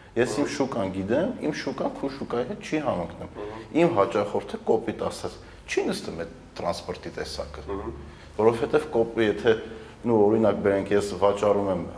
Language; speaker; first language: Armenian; native; Armenian